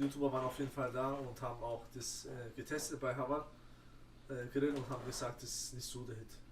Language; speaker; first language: German; native; German